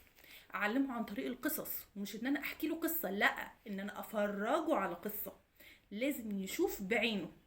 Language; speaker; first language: Arabic; native; Arabic